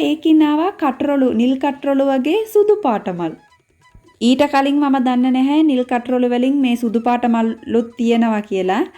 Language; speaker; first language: Sinhala; non-native, local second language; Tamil